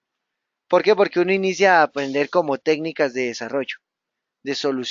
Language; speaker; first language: Spanish; native; Spanish